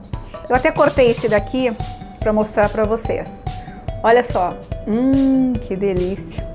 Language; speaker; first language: Portuguese; native; Portuguese